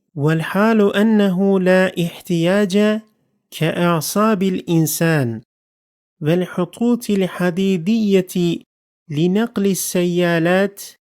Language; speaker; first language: Arabic; non-native, fluent; Turkish